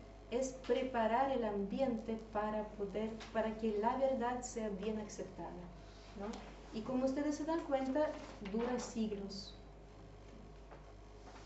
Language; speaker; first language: Spanish; non-native, fluent; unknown